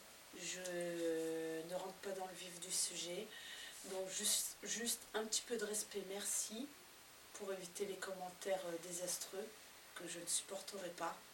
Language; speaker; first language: French; native; French